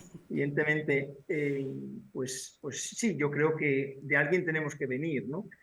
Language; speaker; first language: Spanish; native; Spanish